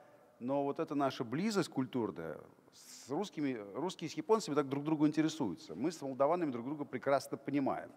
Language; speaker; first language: Russian; native; Russian